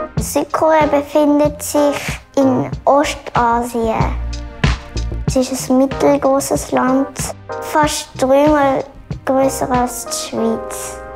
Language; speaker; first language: German; early bilingual, other home language; Korean